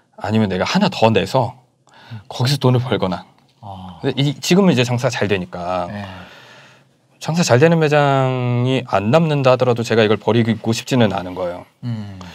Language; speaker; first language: Korean; native; Korean